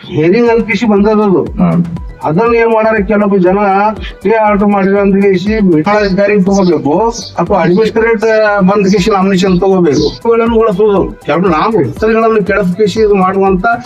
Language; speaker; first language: Kannada; non-native, local second language; Urdu